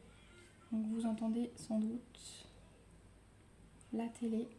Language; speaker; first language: French; native; French